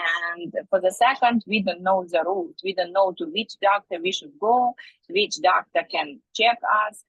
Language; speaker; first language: English; non-native, fluent; Ukrainian